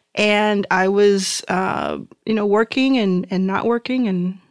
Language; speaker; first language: English; native; English